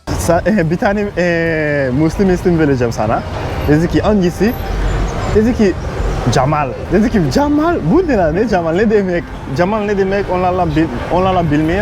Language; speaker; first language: Turkish; non-native, fluent; Spanish